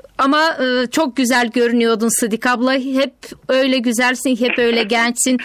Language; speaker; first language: Turkish; native; Turkish